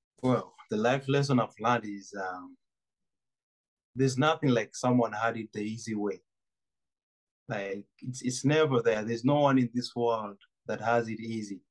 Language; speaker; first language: English; non-native, local second language; Ganda